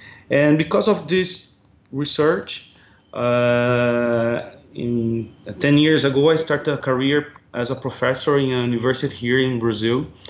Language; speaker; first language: English; non-native, fluent; Portuguese